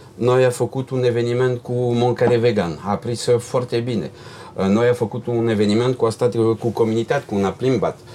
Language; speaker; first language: Romanian; non-native, learner; French